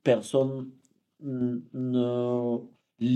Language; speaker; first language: French; non-native, fluent; Bulgarian